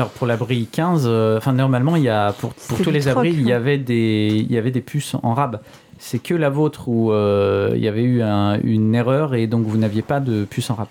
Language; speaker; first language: French; native; French